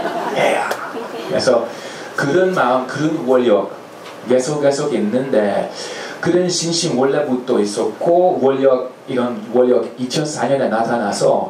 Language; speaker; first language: Korean; non-native, fluent; Hungarian